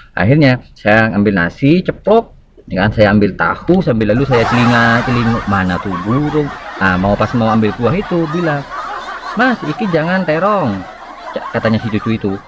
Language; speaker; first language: Indonesian; non-native, local second language; Madurese